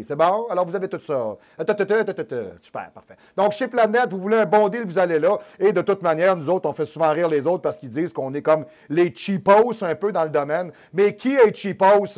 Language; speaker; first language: French; native; French